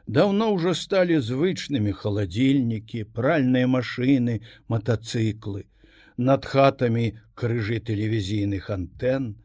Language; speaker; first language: Belarusian; native; Belarusian